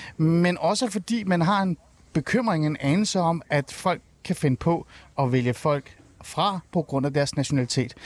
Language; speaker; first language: Danish; early bilingual, other home language; Persian